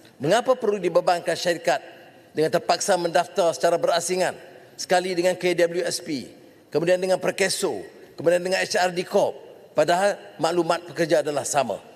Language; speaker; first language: Malay; native; Malay